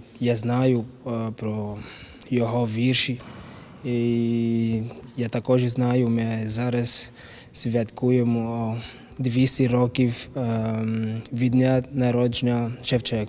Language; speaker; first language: Ukrainian; non-native, learner; Portuguese